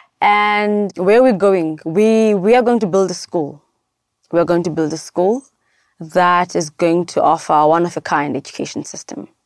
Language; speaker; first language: English; non-native, local second language; Xhosa